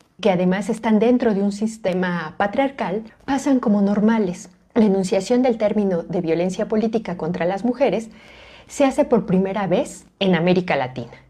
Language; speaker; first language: Spanish; native; Spanish